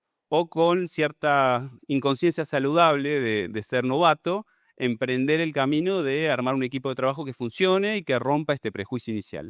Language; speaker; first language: Spanish; native; Spanish